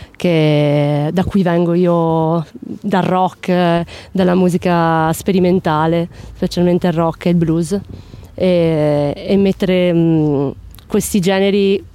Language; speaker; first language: Italian; native; Italian